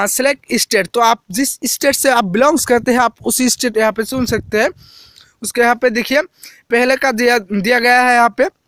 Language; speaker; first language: Hindi; non-native, local second language; Assamese